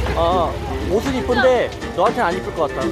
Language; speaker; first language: Korean; native; Korean